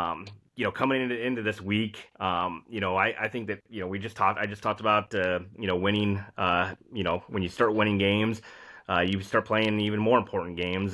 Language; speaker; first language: English; native; English